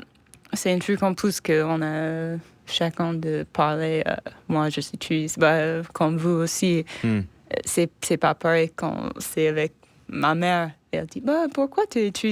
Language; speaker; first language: French; non-native, fluent; English